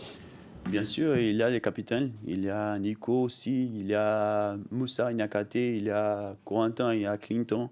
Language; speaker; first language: French; non-native, learner; Portuguese